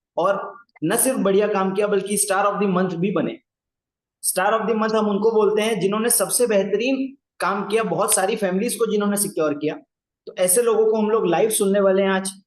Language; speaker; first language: Hindi; native; Hindi